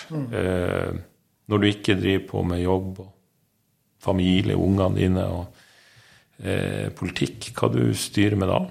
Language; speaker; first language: Norwegian; native; Norwegian